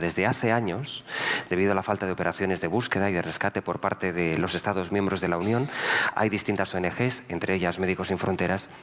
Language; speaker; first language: Spanish; native; Spanish